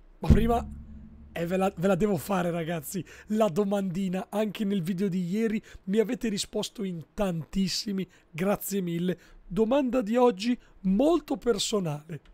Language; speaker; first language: Italian; native; Italian